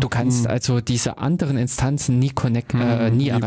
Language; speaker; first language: German; native; German